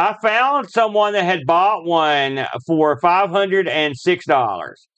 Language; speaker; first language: English; native; English